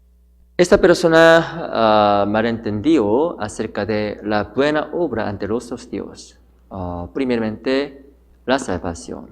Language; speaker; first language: Spanish; non-native, fluent; Korean